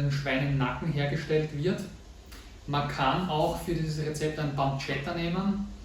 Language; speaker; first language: German; native; German